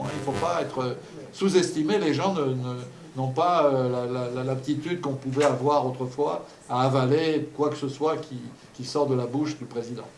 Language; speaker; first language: French; native; French